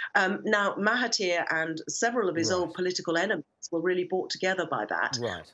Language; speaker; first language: English; native; English